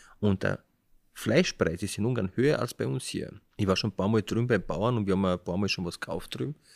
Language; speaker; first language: German; early bilingual, other home language; Slovenian